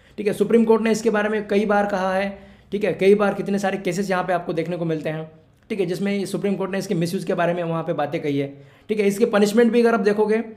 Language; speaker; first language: Hindi; non-native, local second language; Marathi